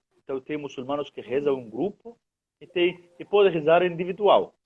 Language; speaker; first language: Portuguese; non-native, fluent; Arabic